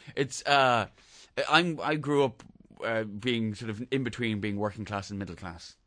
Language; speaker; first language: English; native; English